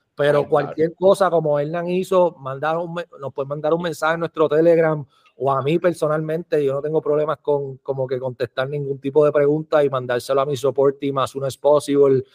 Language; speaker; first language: Spanish; native; Spanish